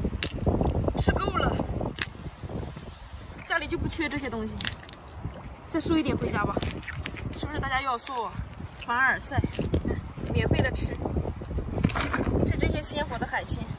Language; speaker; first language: Chinese; native; Chinese